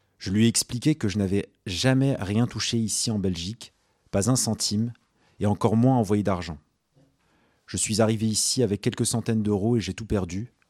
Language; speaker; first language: French; early bilingual, other home language; Arabic